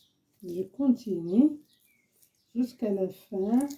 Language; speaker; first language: French; non-native, learner; Arabic